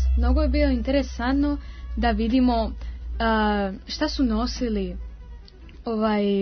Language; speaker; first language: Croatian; early bilingual, heritage; Croatian